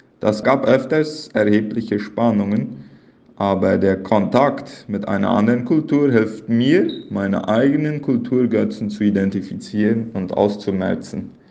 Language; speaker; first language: German; early bilingual, heritage; Plautdietsch